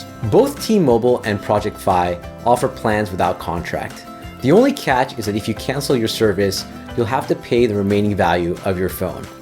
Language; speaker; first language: English; native; English